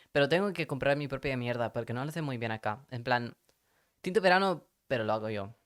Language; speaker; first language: Spanish; early bilingual, other home language; English